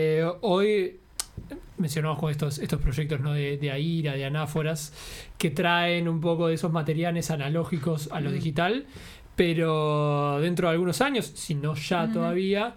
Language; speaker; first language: Spanish; native; Spanish